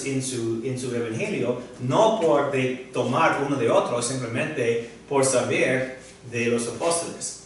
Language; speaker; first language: Spanish; non-native, fluent; English